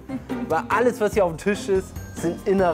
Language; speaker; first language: German; native; German